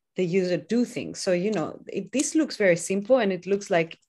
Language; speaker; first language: English; non-native, fluent; Greek